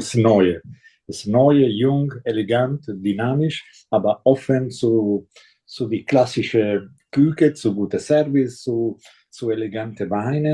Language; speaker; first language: German; non-native, fluent; Italian